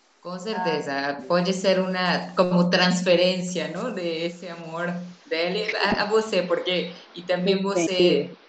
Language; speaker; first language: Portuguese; non-native, fluent; Spanish